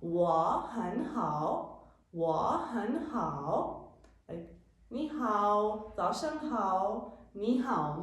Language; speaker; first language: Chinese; non-native, fluent; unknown